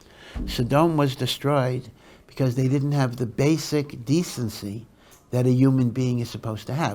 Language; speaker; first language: English; native; English